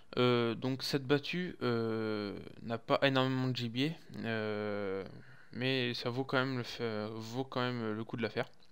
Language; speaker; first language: French; native; French